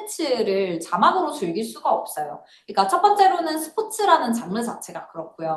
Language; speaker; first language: Korean; native; Korean